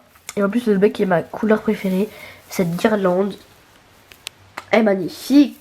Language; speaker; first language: French; native; French